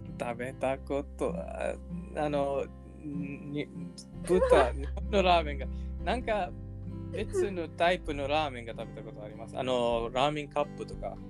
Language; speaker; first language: Japanese; non-native, learner; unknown